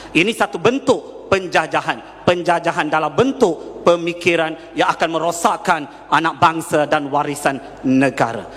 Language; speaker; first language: Malay; non-native, local second language; Tamil